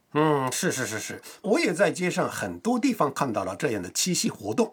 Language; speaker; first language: Chinese; non-native, fluent; Japanese